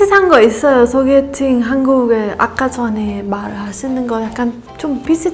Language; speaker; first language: Korean; non-native, learner; Persian